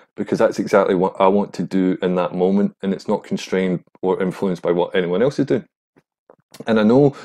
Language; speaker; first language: English; native; English